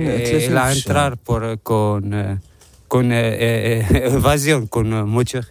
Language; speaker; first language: Spanish; non-native, learner; Arabic